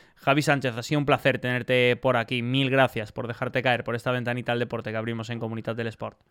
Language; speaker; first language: Spanish; native; Spanish